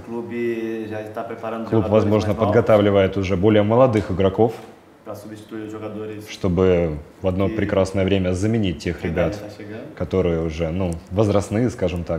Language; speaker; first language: Russian; non-native, fluent; Portuguese